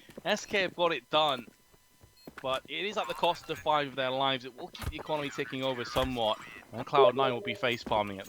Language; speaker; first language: English; native; English